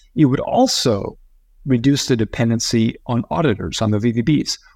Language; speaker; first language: English; early bilingual, other home language; Spanish